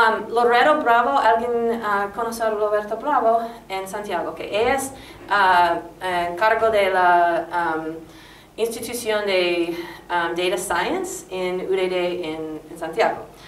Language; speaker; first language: Spanish; non-native, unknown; English